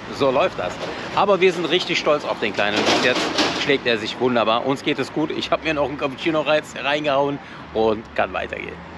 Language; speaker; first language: German; early bilingual, other home language; Turkish